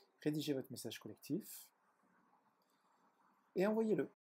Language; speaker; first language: French; native; French